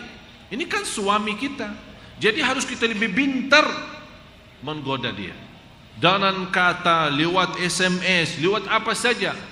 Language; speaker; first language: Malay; non-native, fluent; Arabic